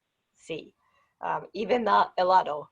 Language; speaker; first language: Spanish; non-native, learner; English